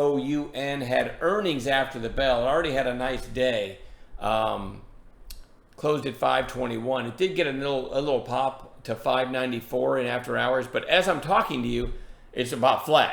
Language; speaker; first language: English; native; English